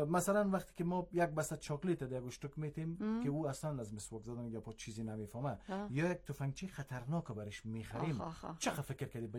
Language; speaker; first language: Persian; native; Persian